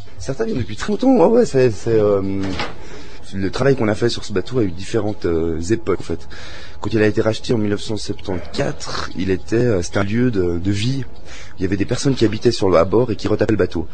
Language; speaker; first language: French; native; French